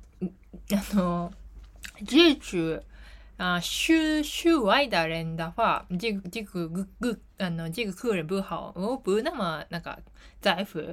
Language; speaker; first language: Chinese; non-native, learner; Japanese